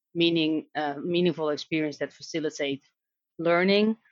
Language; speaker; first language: English; non-native, fluent; Dutch